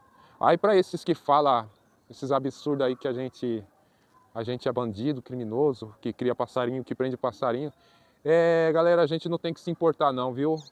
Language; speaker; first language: Portuguese; native; Portuguese